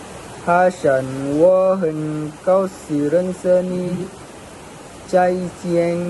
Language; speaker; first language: Chinese; non-native, learner; Malay